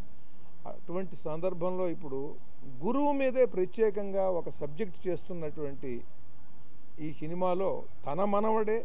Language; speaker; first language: Telugu; native; Telugu